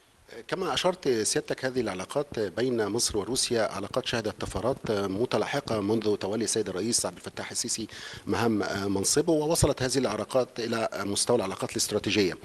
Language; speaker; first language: Arabic; native; Arabic